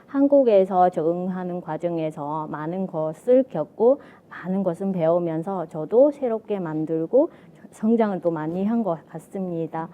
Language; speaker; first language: Korean; non-native, fluent; Vietnamese